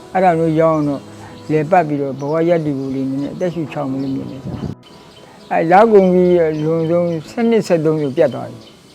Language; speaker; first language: Burmese; native; Burmese